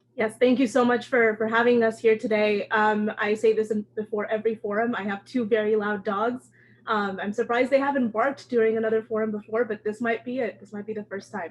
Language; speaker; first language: English; early bilingual, other home language; Amharic